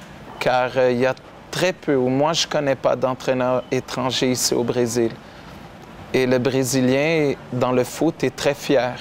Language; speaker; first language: French; non-native, local second language; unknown